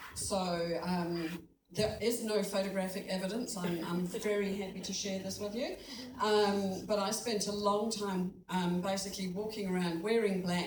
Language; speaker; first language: English; native; English